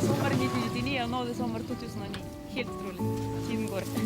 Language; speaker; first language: Norwegian; non-native, fluent; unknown